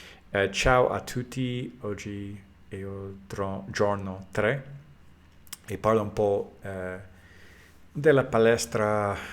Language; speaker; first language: Italian; non-native, learner; English